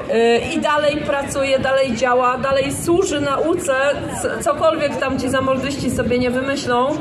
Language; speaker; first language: Polish; native; Polish